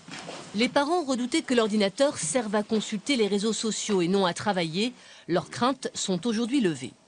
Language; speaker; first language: French; native; French